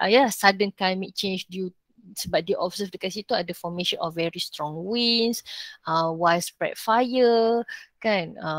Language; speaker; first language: English; non-native, local second language; Malay